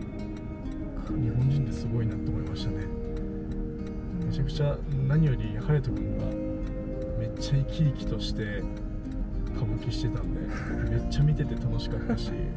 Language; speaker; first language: Japanese; native; Japanese